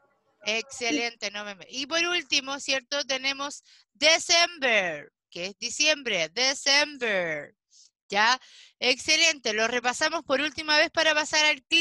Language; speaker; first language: Spanish; native; Spanish